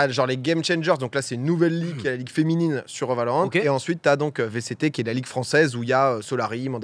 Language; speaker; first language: French; native; French